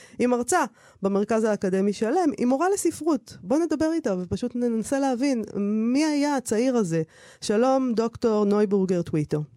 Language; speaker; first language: Hebrew; native; Hebrew